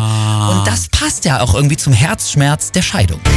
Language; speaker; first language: German; native; German